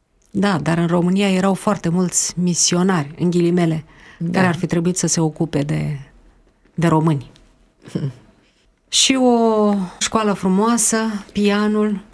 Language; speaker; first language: Romanian; native; Romanian